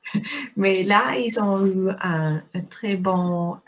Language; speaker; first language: French; non-native, fluent; English